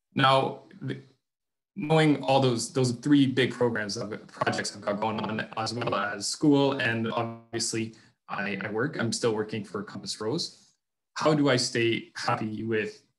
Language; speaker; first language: English; non-native, fluent; French